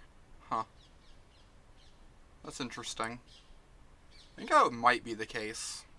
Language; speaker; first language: English; native; English